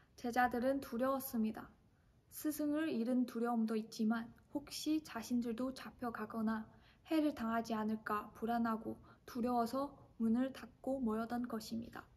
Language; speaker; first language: Korean; non-native, fluent; Chinese